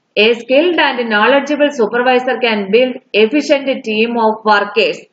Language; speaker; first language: English; non-native, local second language; Malayalam